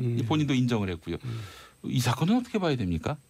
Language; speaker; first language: Korean; native; Korean